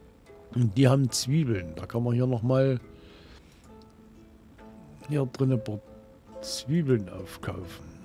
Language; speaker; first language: German; native; German